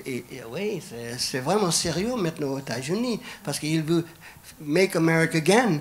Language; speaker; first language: French; non-native, fluent; English